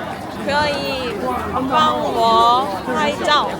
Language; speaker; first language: Chinese; non-native, learner; Korean